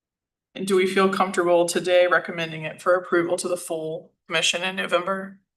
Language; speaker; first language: English; native; English